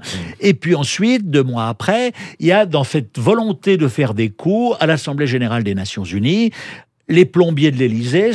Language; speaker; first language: French; native; French